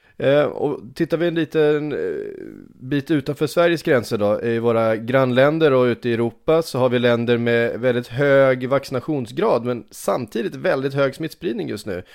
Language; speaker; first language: Swedish; native; Swedish